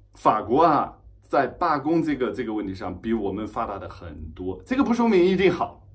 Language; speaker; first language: Chinese; non-native, fluent; German